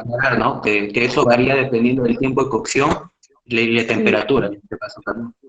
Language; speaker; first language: Spanish; native; Spanish